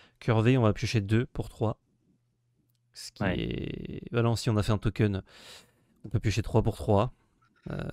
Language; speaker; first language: French; native; French